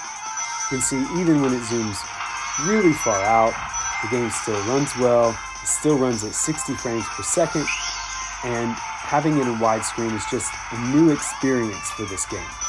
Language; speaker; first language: English; native; English